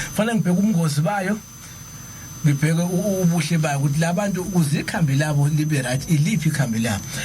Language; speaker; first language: Zulu; native; Zulu